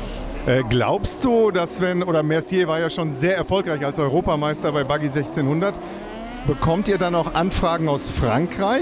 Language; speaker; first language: German; native; German